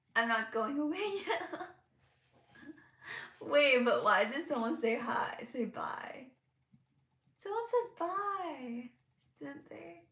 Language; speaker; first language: English; non-native, local second language; Cantonese